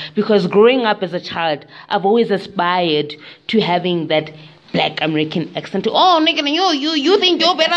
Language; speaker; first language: English; non-native, local second language; Tswana